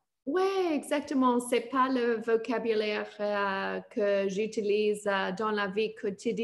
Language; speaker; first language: French; non-native, learner; English